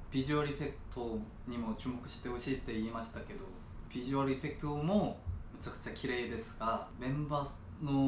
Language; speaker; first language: Japanese; non-native, learner; Korean